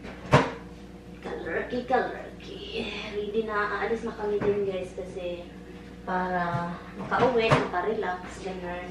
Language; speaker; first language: Filipino; native; Filipino